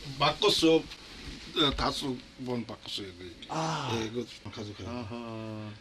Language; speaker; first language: Korean; non-native, learner; Bangla